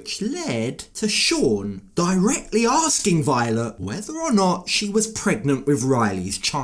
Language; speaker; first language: English; native; English